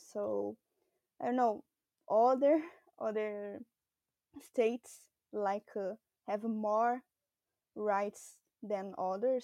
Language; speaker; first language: English; non-native, learner; Portuguese